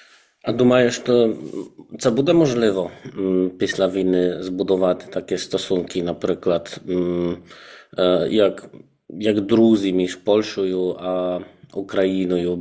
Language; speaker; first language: Ukrainian; non-native, fluent; Polish